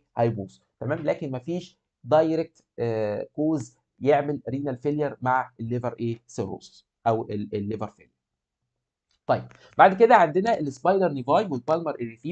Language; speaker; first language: Arabic; native; Arabic